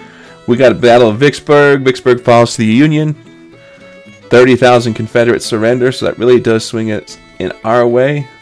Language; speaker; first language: English; native; English